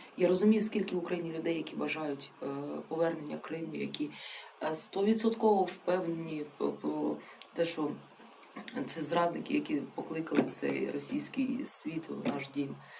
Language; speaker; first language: Ukrainian; non-native, local second language; Russian